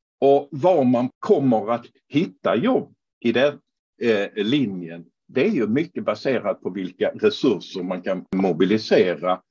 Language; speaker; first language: Swedish; non-native, fluent; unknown